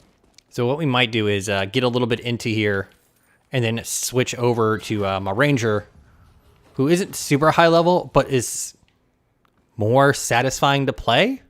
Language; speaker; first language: English; native; English